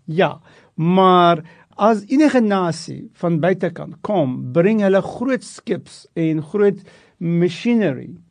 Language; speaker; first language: Afrikaans; non-native, local second language; English